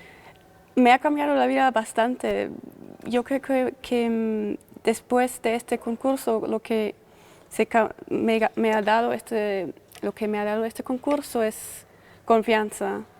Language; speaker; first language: Spanish; non-native, fluent; German